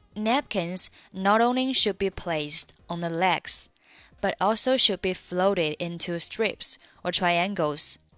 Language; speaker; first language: English; non-native, fluent; Chinese